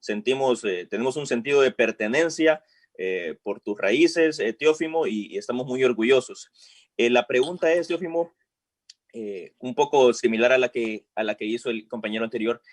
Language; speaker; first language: Spanish; native; Spanish